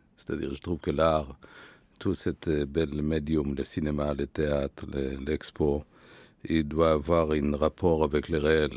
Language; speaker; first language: French; non-native, fluent; Hebrew